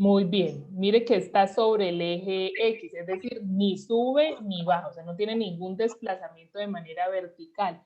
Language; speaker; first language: Spanish; native; Spanish